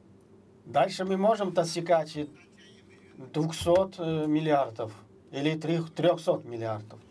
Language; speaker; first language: Russian; non-native, fluent; Chinese